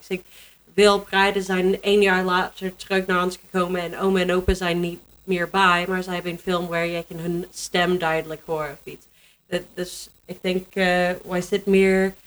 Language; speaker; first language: Dutch; non-native, learner; English